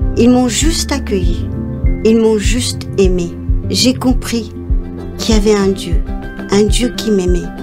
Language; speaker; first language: French; non-native, local second language; Morisyen